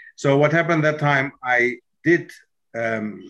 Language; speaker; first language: English; non-native, fluent; German